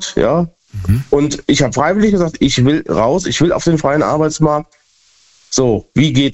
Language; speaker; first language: German; native; German